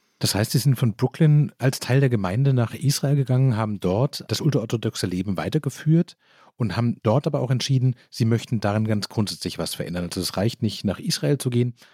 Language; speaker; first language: German; native; German